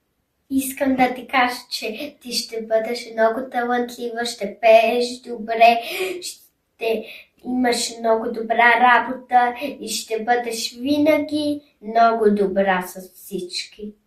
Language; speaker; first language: Bulgarian; early bilingual, heritage; German